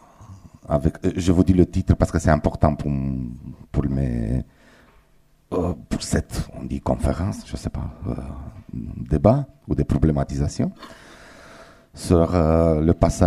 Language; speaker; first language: French; non-native, fluent; Romanian